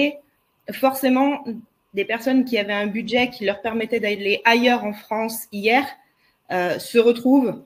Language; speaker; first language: French; native; French